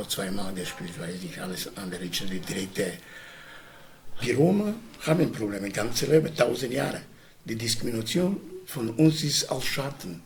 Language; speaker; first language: German; non-native, learner; Romany